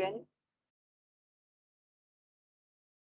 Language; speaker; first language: German; non-native, learner; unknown